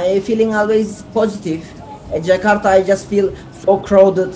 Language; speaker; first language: English; non-native, learner; Turkish